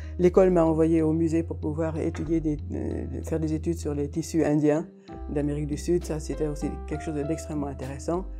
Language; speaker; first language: French; non-native, fluent; Hungarian